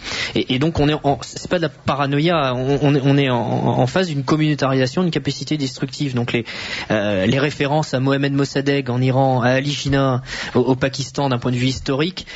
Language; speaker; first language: French; native; French